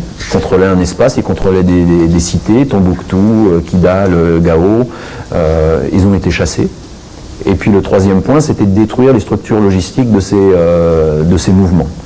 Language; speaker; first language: French; native; French